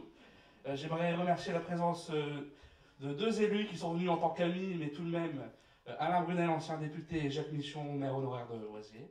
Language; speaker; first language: French; native; French